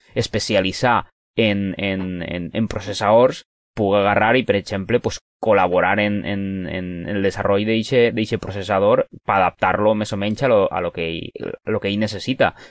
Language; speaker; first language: Spanish; non-native, local second language; Catalan